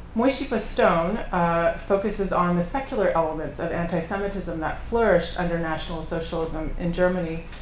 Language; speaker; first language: English; native; English